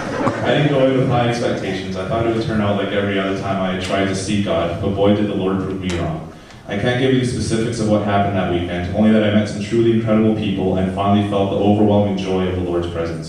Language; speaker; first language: English; native; English